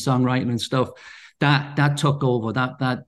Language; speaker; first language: English; native; English